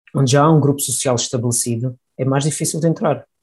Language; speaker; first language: Portuguese; native; Portuguese